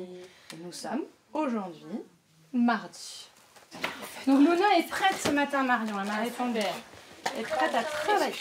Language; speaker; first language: French; native; French